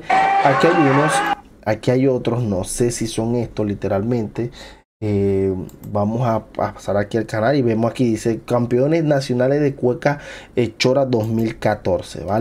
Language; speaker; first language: Spanish; native; Spanish